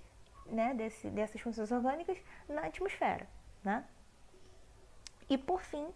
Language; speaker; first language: Portuguese; native; Portuguese